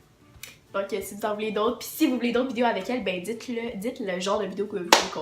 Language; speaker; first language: French; native; French